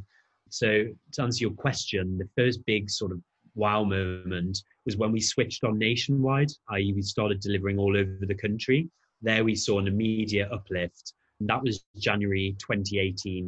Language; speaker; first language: English; native; English